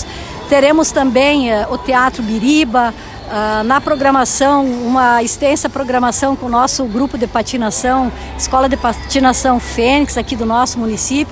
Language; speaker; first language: Portuguese; native; Portuguese